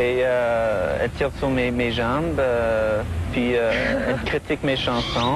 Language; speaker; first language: French; non-native, fluent; English